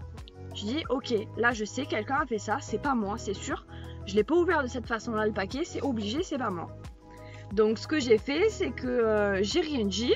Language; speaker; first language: French; native; French